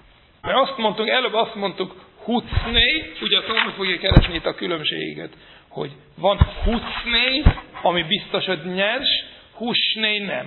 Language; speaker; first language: Hungarian; non-native, fluent; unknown